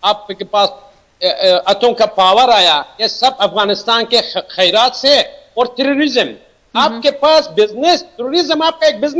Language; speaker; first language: Hindi; non-native, learner; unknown